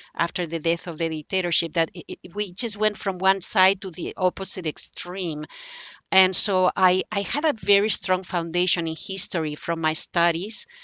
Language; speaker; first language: English; non-native, fluent; Spanish